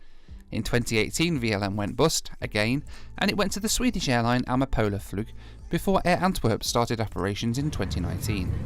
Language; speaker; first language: English; native; English